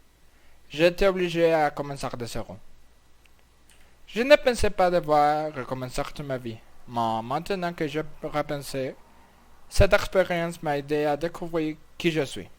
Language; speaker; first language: French; non-native, learner; Spanish